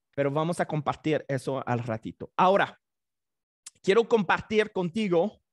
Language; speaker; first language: Spanish; non-native, fluent; English